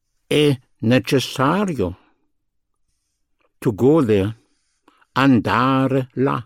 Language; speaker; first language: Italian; non-native, fluent; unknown